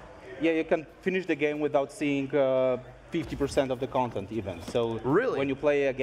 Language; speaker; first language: English; non-native, fluent; Polish